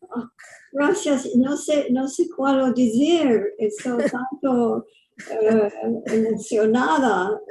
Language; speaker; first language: Spanish; early bilingual, heritage; English